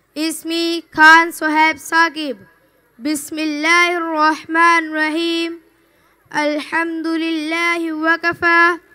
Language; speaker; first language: Arabic; non-native, learner; Urdu